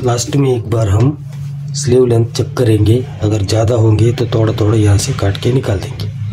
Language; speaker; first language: Hindi; non-native, local second language; Kannada